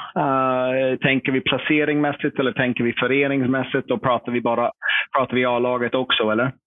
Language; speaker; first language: Swedish; non-native, fluent; English